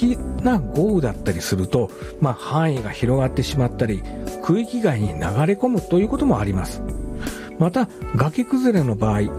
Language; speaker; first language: Japanese; native; Japanese